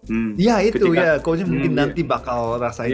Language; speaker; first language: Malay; non-native, fluent; Japanese